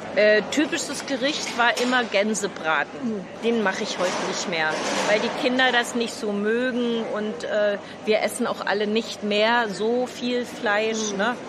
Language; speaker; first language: German; native; German